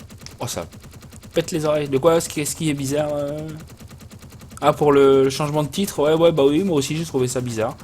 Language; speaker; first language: French; native; French